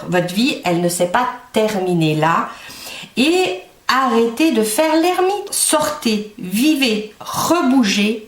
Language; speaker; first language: French; native; French